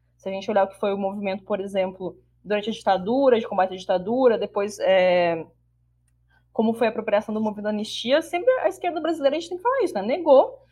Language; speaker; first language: Portuguese; native; Portuguese